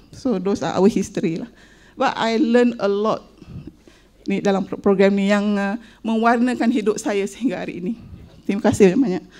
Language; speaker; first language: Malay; native; Malay